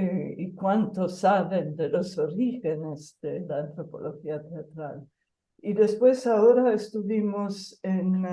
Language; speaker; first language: Spanish; non-native, fluent; Italian